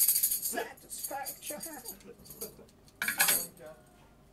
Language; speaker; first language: English; non-native, learner; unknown